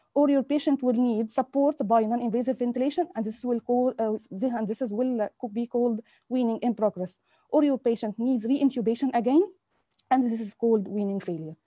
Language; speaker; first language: English; non-native, local second language; Arabic